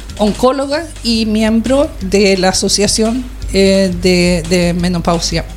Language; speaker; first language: Spanish; non-native, fluent; Swedish